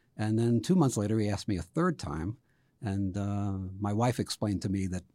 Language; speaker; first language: English; native; English